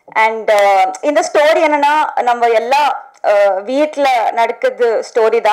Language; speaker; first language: Tamil; non-native, learner; Telugu